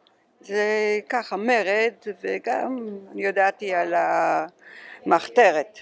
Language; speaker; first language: Hebrew; non-native, fluent; French